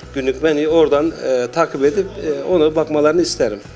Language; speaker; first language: Turkish; native; Turkish